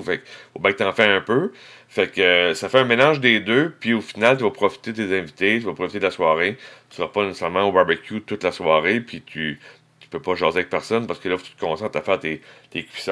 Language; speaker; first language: French; native; French